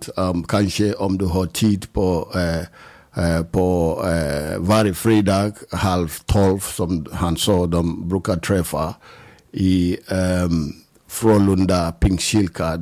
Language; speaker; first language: Swedish; non-native, fluent; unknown